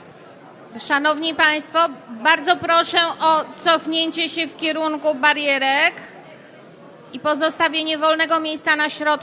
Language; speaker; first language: Polish; native; Polish